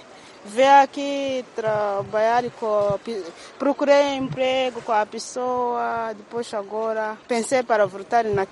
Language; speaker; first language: Portuguese; non-native, learner; Kinyarwanda